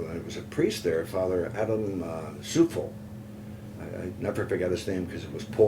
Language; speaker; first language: English; native; English